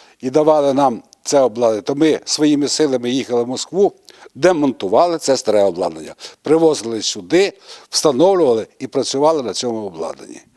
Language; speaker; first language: Ukrainian; native; Ukrainian